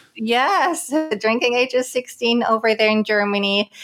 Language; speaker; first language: English; non-native, fluent; German